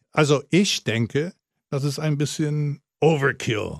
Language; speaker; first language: German; non-native, fluent; English